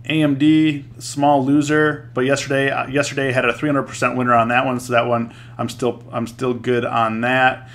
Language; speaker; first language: English; native; English